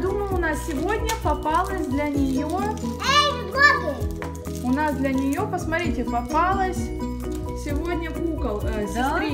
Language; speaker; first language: Russian; native; Russian